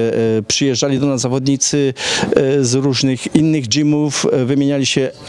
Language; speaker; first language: Polish; early bilingual, heritage; Polish